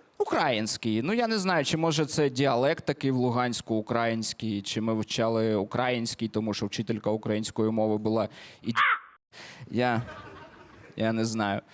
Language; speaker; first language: Ukrainian; non-native, local second language; Russian